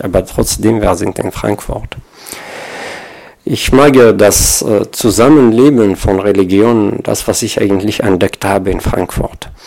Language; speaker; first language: German; non-native, fluent; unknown